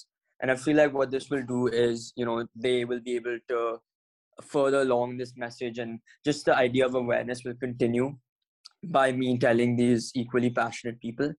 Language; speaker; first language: English; non-native, local second language; Hindi